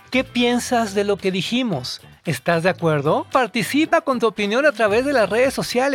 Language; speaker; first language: Spanish; native; Spanish